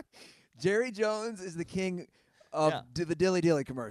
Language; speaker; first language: English; native; English